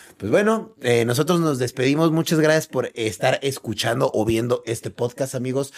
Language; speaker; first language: Spanish; native; Spanish